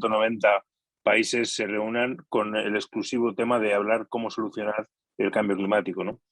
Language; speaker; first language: Spanish; native; Spanish